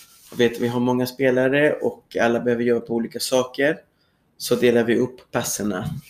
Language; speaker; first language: Swedish; non-native, fluent; Spanish